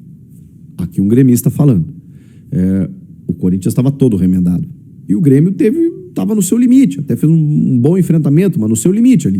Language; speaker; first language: Portuguese; native; Portuguese